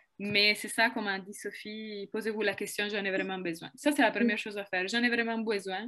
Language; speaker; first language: French; non-native, fluent; Italian